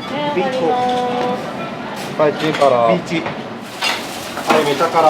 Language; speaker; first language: Japanese; native; Japanese